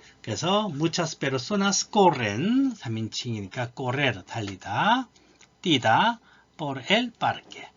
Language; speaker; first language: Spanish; non-native, fluent; Korean